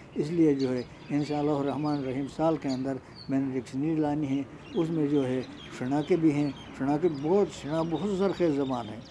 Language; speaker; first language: Urdu; non-native, local second language; Shina